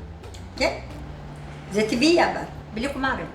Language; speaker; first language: Hebrew; non-native, fluent; Amharic